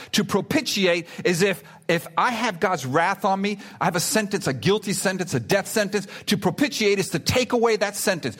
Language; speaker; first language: English; early bilingual, other home language; Spanish